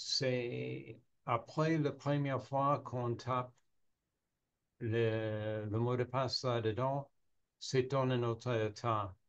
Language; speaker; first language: French; non-native, learner; English